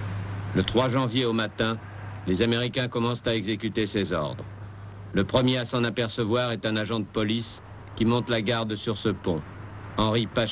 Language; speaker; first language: French; native; French